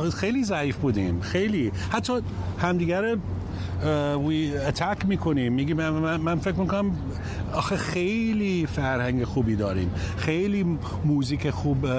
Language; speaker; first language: Persian; early bilingual, heritage; English